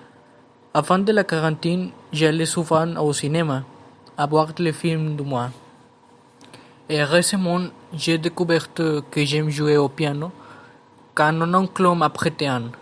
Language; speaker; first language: French; non-native, learner; Spanish